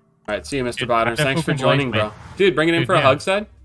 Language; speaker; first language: English; native; English